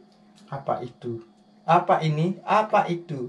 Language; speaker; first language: Indonesian; native; Indonesian